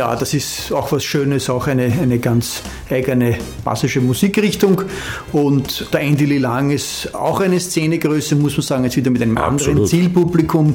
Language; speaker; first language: German; native; German